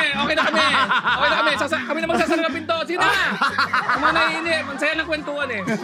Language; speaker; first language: Filipino; native; Filipino